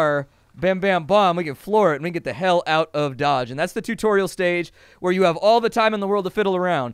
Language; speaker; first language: English; native; English